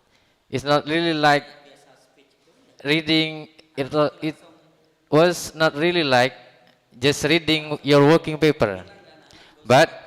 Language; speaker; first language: English; non-native, learner; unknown